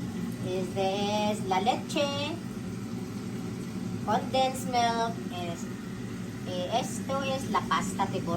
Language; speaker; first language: Spanish; non-native, learner; Filipino